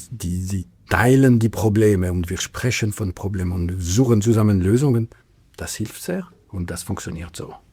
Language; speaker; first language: German; non-native, local second language; French